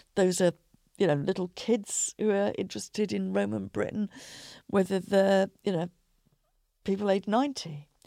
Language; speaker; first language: English; native; English